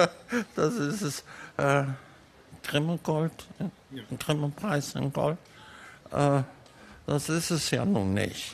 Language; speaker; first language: German; early bilingual, heritage; German